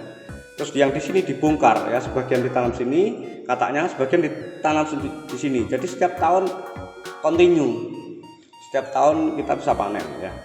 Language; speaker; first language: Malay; non-native, local second language; Javanese